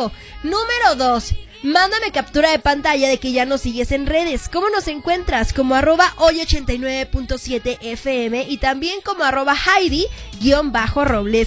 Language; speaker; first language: Spanish; native; Spanish